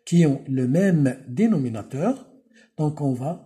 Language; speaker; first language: French; non-native, local second language; Arabic